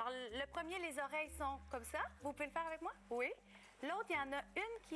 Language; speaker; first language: French; native; French